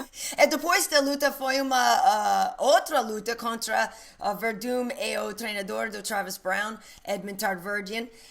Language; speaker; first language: Portuguese; non-native, learner; English